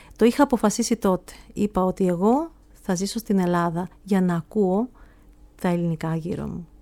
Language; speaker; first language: Greek; early bilingual, heritage; Greek